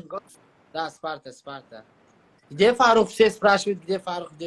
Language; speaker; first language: Russian; non-native, local second language; Tajik